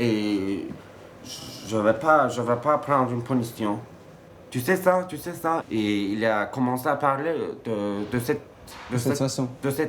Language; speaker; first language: French; non-native, fluent; Turkish